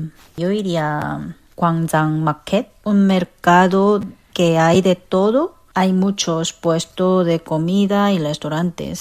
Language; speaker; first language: Spanish; non-native, fluent; Korean